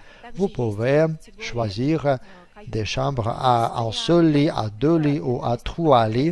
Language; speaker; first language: French; non-native, fluent; Russian